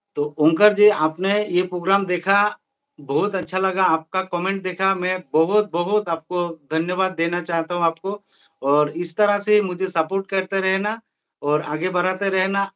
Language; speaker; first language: Hindi; non-native, local second language; Bangla